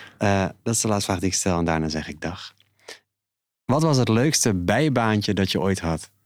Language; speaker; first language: Dutch; native; Dutch